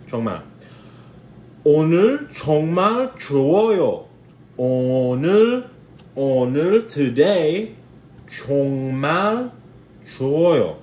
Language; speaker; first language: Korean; non-native, learner; English